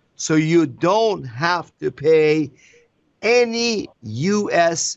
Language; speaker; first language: English; non-native, fluent; Persian